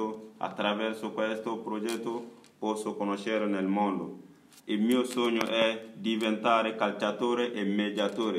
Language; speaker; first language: Italian; non-native, learner; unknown